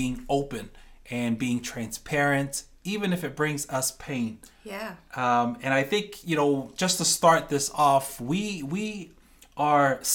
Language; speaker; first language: English; native; English